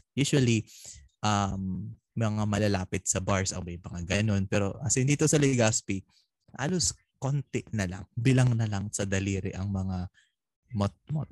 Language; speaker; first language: Filipino; non-native, local second language; Bikol